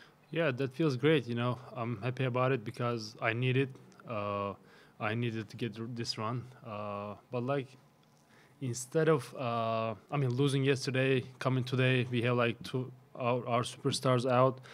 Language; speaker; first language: English; non-native, fluent; Turkish